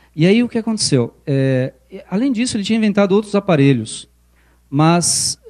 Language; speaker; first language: Portuguese; early bilingual, other home language; Spanish